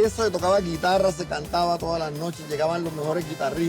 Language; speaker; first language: Spanish; native; Spanish